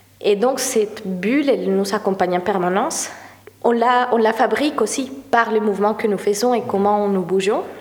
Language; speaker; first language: French; non-native, fluent; Spanish